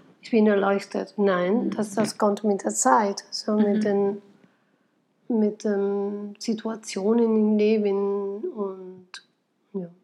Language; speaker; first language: German; non-native, fluent; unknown